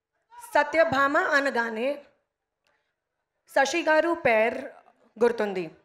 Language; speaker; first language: Telugu; non-native, learner; Hindi